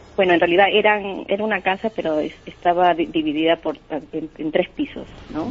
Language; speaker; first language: Spanish; native; Spanish